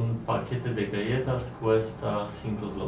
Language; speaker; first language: Spanish; non-native, learner; Polish